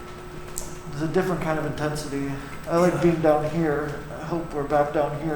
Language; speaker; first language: English; native; English